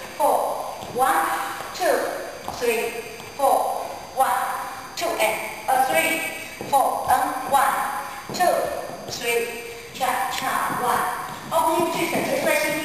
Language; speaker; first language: English; non-native, learner; Chinese